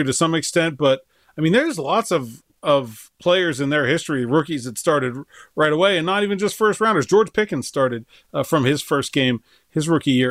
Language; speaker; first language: English; native; English